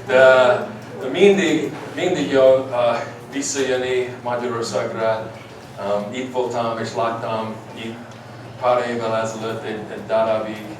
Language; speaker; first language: Hungarian; early bilingual, heritage; English